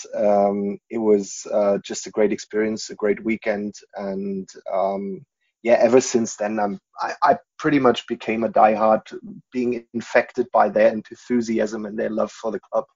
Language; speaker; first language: English; non-native, fluent; German